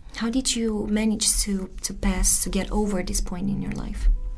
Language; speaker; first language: English; non-native, fluent; Romanian